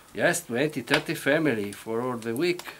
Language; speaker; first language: English; non-native, learner; Italian